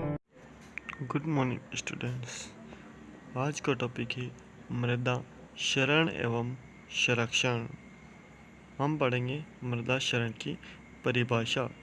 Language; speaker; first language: Hindi; native; Hindi